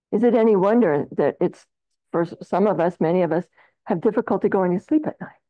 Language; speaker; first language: English; native; English